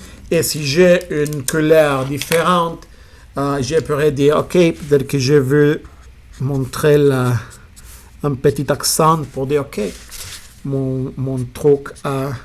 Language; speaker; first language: French; non-native, fluent; Spanish